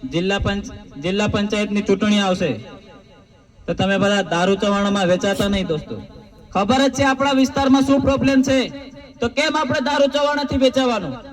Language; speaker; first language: Gujarati; non-native, local second language; Rathawi